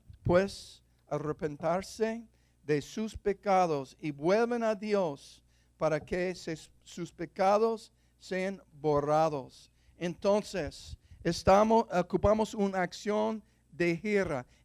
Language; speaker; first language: Spanish; non-native, fluent; English